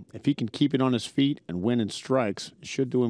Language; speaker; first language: English; native; English